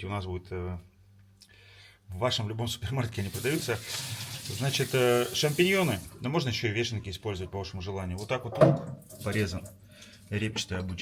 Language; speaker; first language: Russian; native; Russian